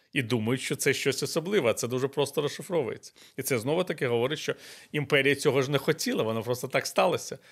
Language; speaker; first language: Ukrainian; native; Ukrainian